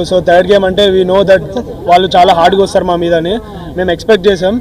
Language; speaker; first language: Telugu; native; Telugu